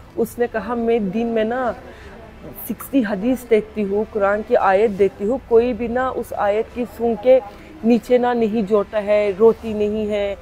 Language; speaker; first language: Urdu; non-native, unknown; Turkish